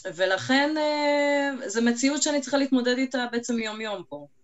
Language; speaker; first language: Hebrew; non-native, fluent; Hungarian